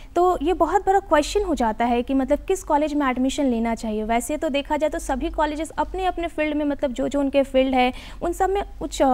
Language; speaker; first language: Hindi; native; Hindi